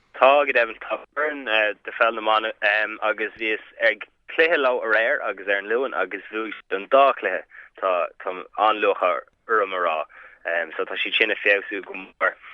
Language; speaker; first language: Irish; native; Irish